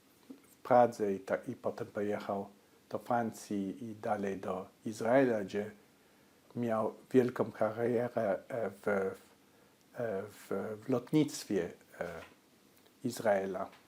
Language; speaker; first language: Polish; early bilingual, heritage; Polish